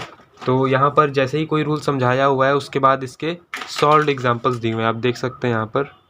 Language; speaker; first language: Hindi; native; Hindi